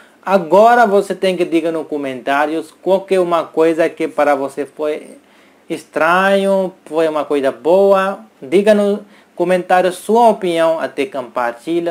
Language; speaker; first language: Portuguese; non-native, learner; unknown